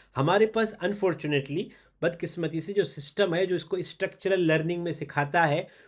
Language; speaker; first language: Urdu; non-native, local second language; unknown